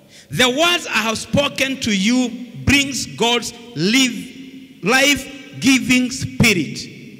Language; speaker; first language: English; non-native, local second language; Swahili